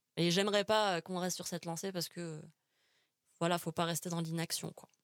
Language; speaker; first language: French; non-native, local second language; Arabic